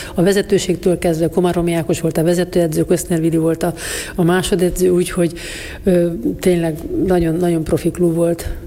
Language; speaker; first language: Hungarian; native; Hungarian